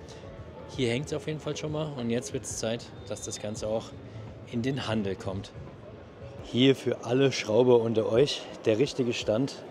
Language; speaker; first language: German; native; German